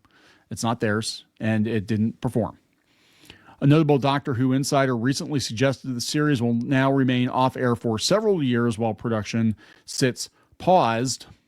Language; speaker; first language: English; native; English